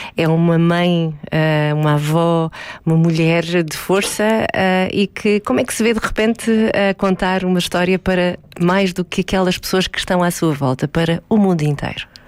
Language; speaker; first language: Portuguese; native; Portuguese